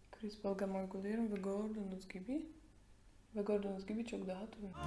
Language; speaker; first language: Turkish; non-native, fluent; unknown